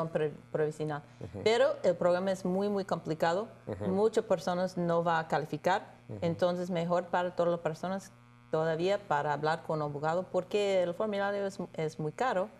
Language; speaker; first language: Spanish; non-native, fluent; English